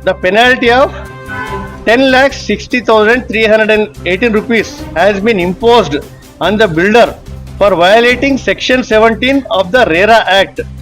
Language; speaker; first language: English; non-native, local second language; Telugu